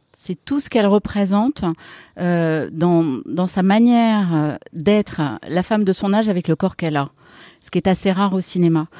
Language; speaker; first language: French; native; French